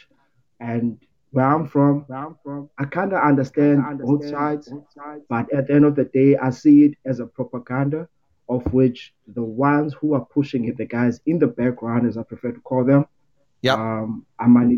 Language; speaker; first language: English; non-native, local second language; Xhosa